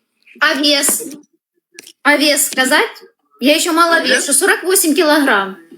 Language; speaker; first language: Russian; native; Russian